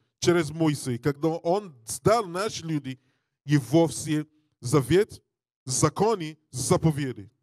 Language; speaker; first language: Russian; non-native, learner; English